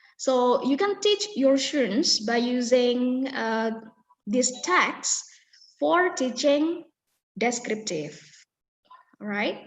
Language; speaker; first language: English; non-native, fluent; Indonesian